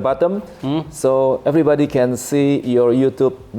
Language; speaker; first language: English; non-native, learner; Indonesian